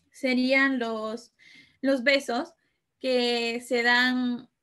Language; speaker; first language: Spanish; early bilingual, other home language; Italian